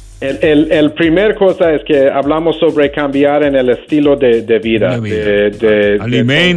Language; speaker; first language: Spanish; non-native, learner; English